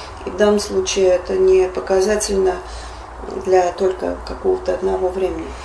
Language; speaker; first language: Russian; native; Russian